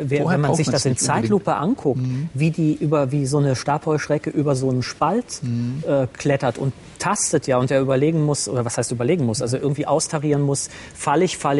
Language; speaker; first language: German; native; German